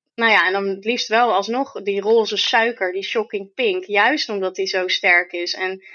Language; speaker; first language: Dutch; native; Dutch